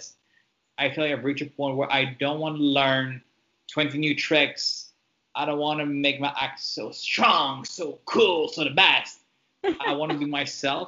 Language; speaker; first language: English; non-native, fluent; French